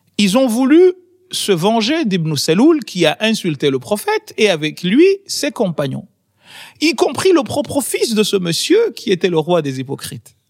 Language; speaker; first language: French; non-native, local second language; Ngazidja Comorian